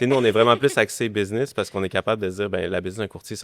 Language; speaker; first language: French; native; French